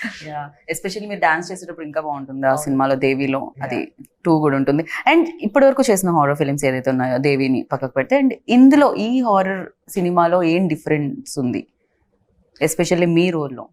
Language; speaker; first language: Telugu; native; Telugu